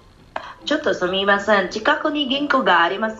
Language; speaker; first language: Japanese; non-native, fluent; Filipino